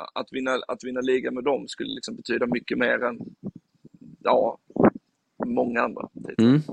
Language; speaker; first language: Swedish; native; Swedish